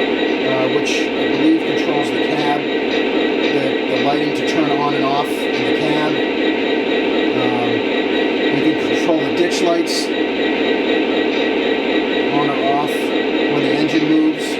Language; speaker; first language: English; native; English